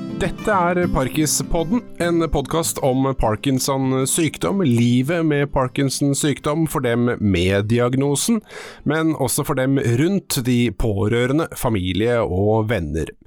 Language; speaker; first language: Norwegian; native; Norwegian